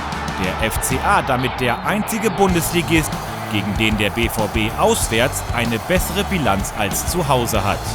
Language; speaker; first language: German; native; German